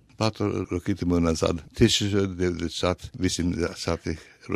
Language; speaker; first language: Ukrainian; early bilingual, heritage; Ukrainian